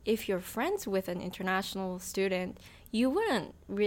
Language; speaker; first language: English; non-native, fluent; Japanese